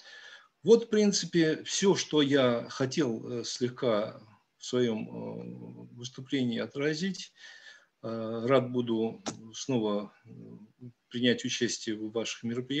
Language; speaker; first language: Russian; native; Russian